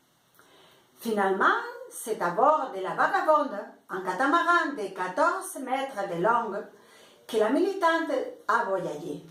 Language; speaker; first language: French; non-native, fluent; Spanish